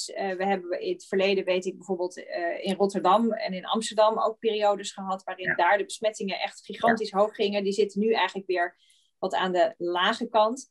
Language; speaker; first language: Dutch; native; Dutch